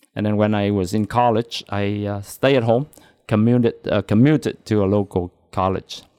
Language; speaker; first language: English; non-native, fluent; Vietnamese